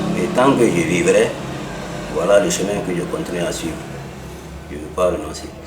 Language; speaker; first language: French; non-native, local second language; Mandingo